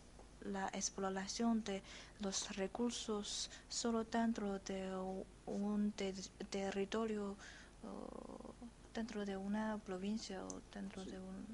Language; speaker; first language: Spanish; non-native, fluent; Chinese